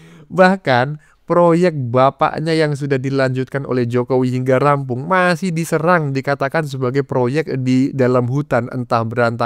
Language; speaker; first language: Indonesian; native; Indonesian